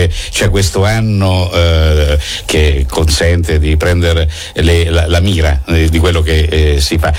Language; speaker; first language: Italian; native; Italian